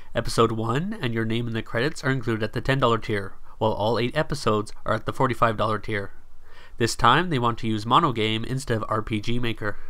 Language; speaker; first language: English; native; English